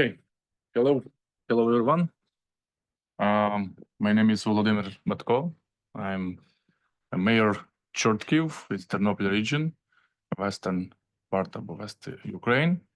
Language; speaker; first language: English; non-native, learner; Ukrainian